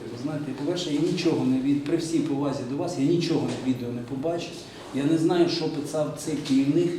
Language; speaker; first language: Ukrainian; native; Ukrainian